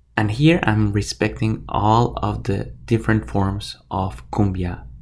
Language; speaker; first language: English; non-native, fluent; Spanish